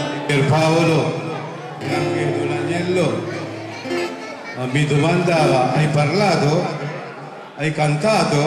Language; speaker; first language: Italian; non-native, fluent; Sinhala